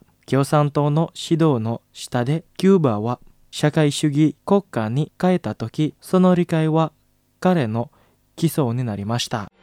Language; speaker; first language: Japanese; non-native, fluent; Indonesian